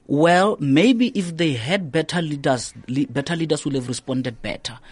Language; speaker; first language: English; non-native, local second language; Northern Sotho